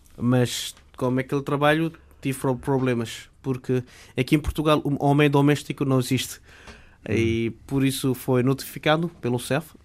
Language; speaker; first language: Portuguese; non-native, fluent; Bangla